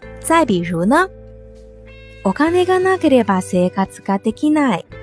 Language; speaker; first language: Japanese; non-native, fluent; Chinese